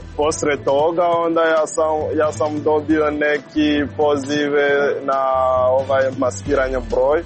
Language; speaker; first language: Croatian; non-native, learner; Rundi